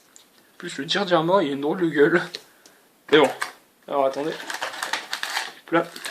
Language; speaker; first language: French; native; French